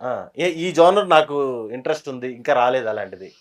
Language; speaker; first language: Telugu; native; Telugu